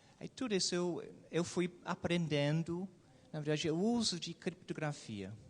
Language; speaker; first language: Portuguese; non-native, fluent; English